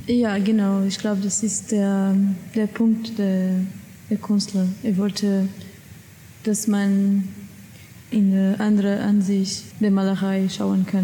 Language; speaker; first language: German; non-native, learner; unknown